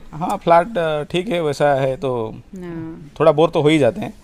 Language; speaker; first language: Hindi; non-native, local second language; Odia